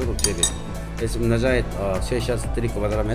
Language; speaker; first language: Russian; non-native, learner; Korean